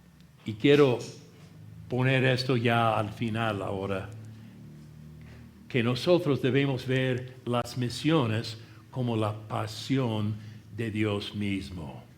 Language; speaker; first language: Spanish; non-native, fluent; English